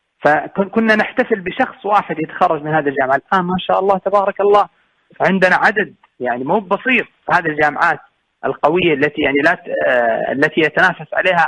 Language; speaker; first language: Arabic; native; Arabic